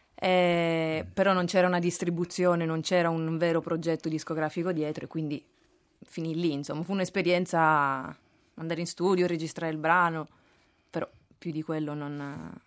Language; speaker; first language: Italian; native; Italian